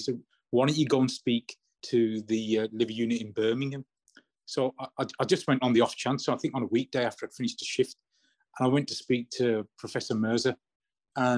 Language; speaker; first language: English; native; English